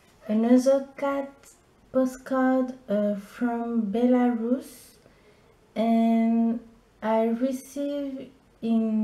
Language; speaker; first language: English; non-native, learner; French